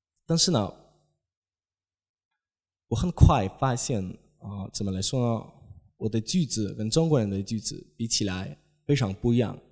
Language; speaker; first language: Chinese; non-native, fluent; Polish